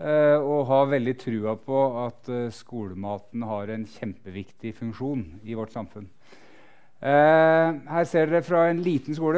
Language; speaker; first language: Norwegian; native; Norwegian